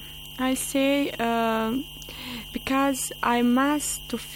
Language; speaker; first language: English; non-native, learner; Bosnian